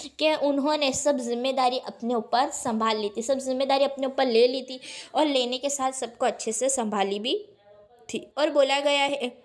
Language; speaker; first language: Hindi; non-native, local second language; Gujarati